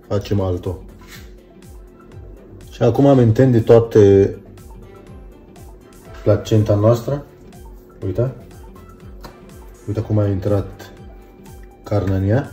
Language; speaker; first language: Romanian; non-native, learner; Arabic